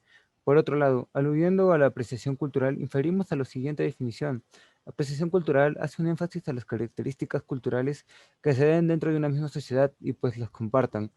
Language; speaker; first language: Spanish; native; Spanish